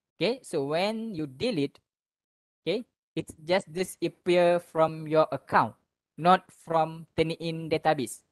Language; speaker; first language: English; non-native, local second language; Malay